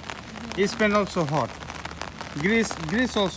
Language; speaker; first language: English; non-native, learner; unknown